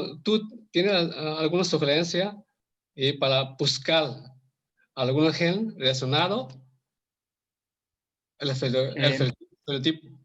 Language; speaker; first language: Spanish; non-native, learner; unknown